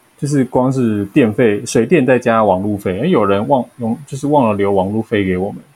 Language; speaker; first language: Chinese; native; Chinese